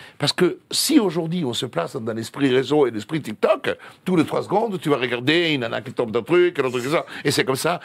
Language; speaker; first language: French; non-native, fluent; Italian